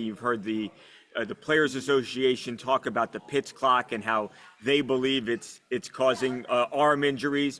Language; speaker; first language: English; native; English